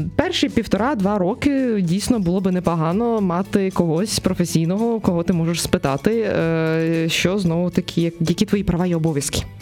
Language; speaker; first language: Ukrainian; native; Ukrainian